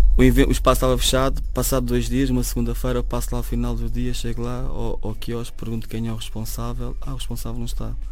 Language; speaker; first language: Portuguese; native; Portuguese